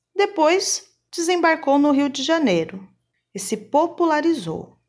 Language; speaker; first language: Portuguese; native; Portuguese